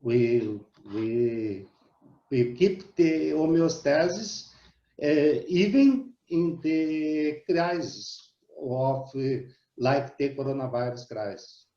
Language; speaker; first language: English; non-native, learner; Portuguese